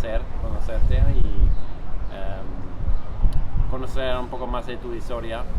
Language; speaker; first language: Spanish; non-native, fluent; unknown